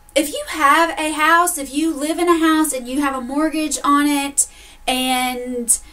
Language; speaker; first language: English; native; English